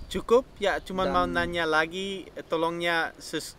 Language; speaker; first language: Indonesian; non-native, fluent; Dutch